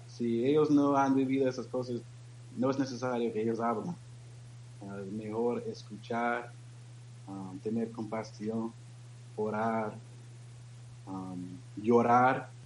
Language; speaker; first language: Spanish; non-native, learner; English